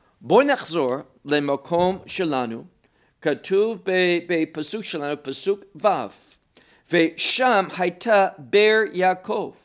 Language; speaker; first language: Hebrew; non-native, fluent; English